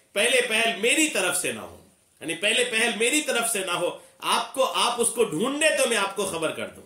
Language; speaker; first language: Urdu; native; Urdu